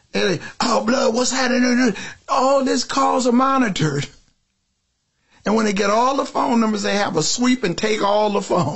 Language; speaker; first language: English; native; English